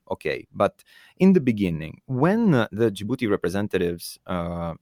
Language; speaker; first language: English; non-native, fluent; Italian